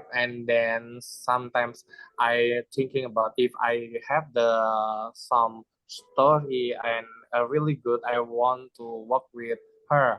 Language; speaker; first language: English; non-native, learner; Indonesian